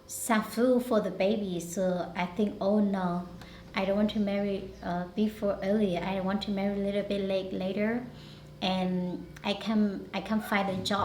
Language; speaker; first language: English; non-native, learner; Hmong